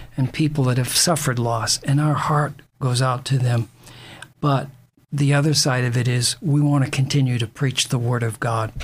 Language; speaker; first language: English; native; English